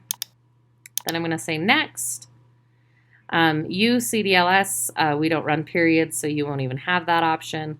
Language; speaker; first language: English; native; English